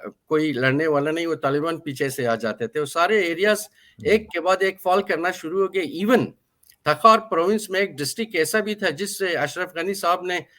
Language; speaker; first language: Hindi; non-native, fluent; Persian